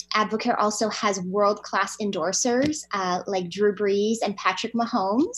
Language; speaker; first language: English; native; English